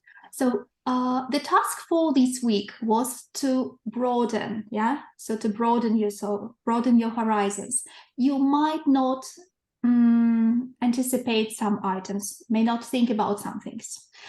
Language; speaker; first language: English; non-native, fluent; Russian